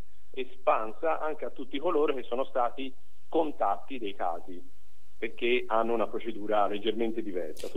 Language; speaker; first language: Italian; native; Italian